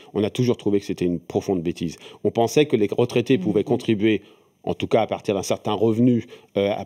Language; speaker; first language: French; native; French